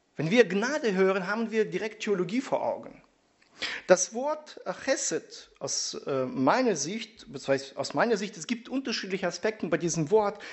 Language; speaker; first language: German; non-native, fluent; Russian